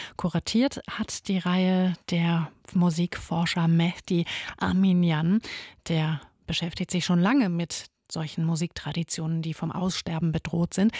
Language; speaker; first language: German; native; German